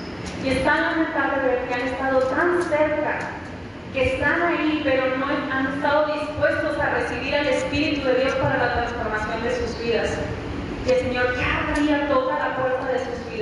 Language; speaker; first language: Spanish; native; Spanish